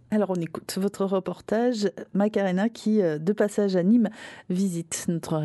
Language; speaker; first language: French; native; French